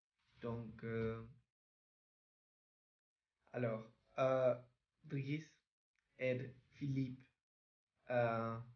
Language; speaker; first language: French; non-native, learner; Spanish